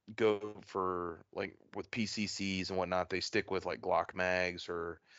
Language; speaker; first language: English; native; English